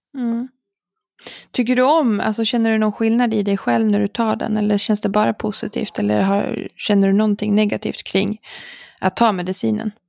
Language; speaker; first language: Swedish; native; Swedish